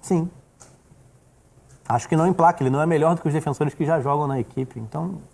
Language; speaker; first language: Portuguese; native; Portuguese